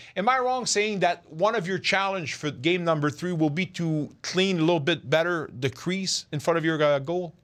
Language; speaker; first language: English; non-native, fluent; French